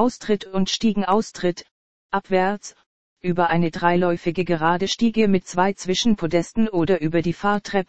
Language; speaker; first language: German; native; German